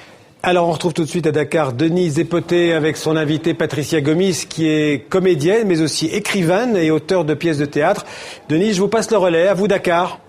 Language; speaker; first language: French; native; French